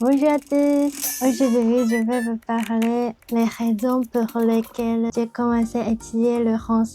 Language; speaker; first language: French; non-native, learner; Japanese